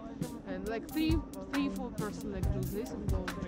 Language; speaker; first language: English; non-native, learner; Russian